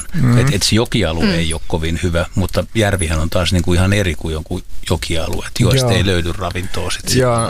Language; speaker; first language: Finnish; native; Finnish